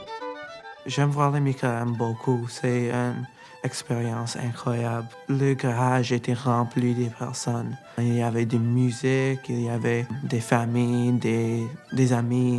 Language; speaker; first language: French; non-native, learner; English